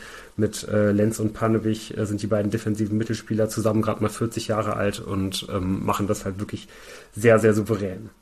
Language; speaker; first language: German; native; German